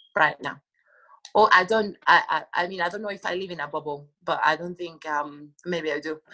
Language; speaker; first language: English; non-native, fluent; Spanish